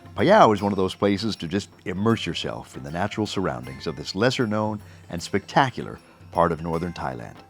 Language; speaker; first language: English; native; English